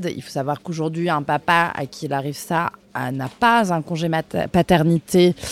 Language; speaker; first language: French; native; French